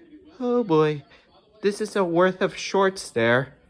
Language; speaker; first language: English; native; English